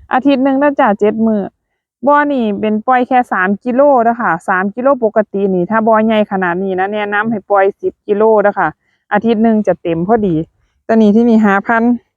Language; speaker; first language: Thai; native; Thai